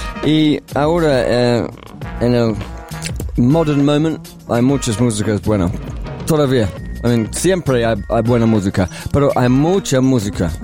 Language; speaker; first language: Spanish; non-native, learner; English